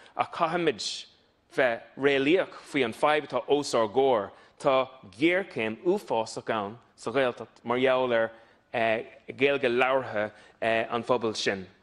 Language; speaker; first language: Irish; non-native, local second language; English